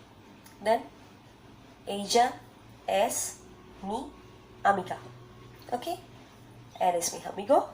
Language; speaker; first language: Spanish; non-native, learner; Bangla